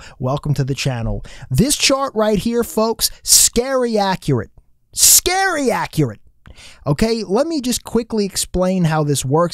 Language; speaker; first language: English; native; English